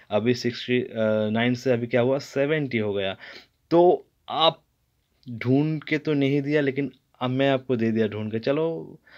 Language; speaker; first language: Hindi; non-native, local second language; Bangla